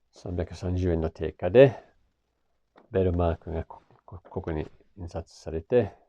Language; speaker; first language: Japanese; non-native, fluent; English